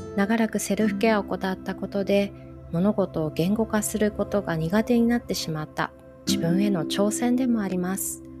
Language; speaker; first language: Japanese; early bilingual, other home language; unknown